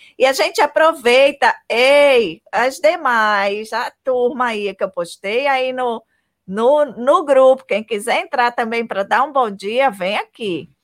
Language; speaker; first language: Portuguese; native; Portuguese